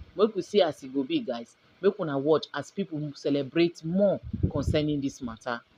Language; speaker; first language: Nigerian Pidgin; native; Nigerian Pidgin